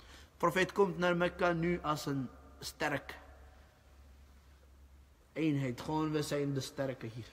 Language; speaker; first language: Dutch; early bilingual, other home language; Arabic